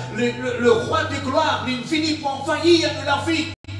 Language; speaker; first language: French; non-native, local second language; Morisyen